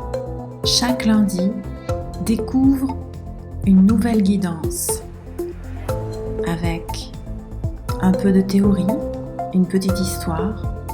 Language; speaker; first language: French; native; French